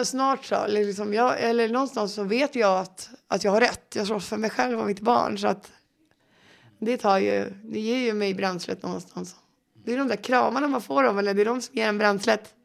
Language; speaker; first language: Swedish; native; Swedish